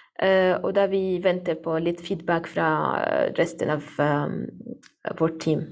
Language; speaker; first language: Norwegian; non-native, learner; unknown